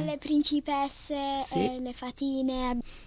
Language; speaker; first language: Italian; early bilingual, heritage; Italian